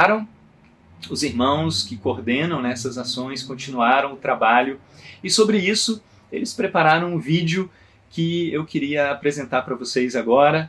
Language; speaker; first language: Portuguese; native; Portuguese